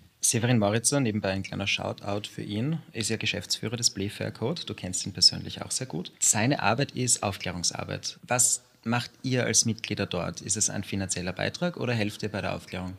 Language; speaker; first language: German; native; German